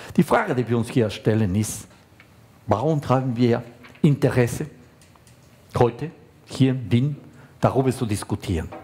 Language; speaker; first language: German; non-native, fluent; Spanish